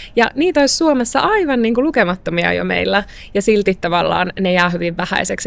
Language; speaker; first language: Finnish; early bilingual, other home language; Arabic